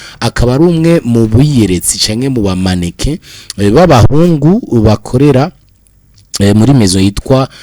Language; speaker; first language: Rundi; native; Rundi